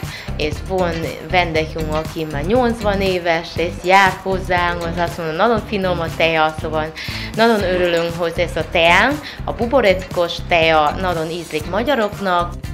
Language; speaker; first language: Hungarian; non-native, learner; Vietnamese